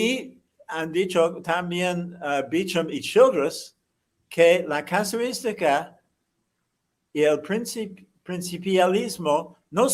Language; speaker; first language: Spanish; non-native, fluent; English